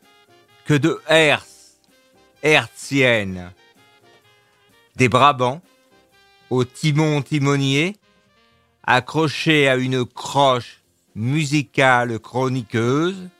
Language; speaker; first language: French; native; French